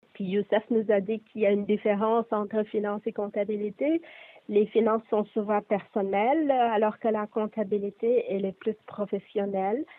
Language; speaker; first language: French; native; French